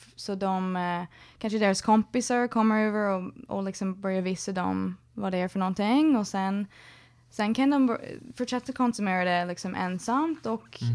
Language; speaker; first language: Swedish; non-native, fluent; English